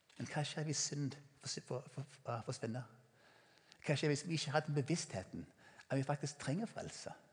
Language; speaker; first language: Norwegian; non-native, fluent; English